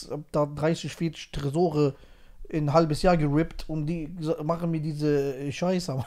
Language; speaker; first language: German; native; German